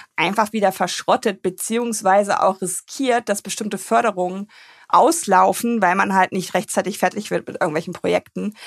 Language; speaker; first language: German; native; German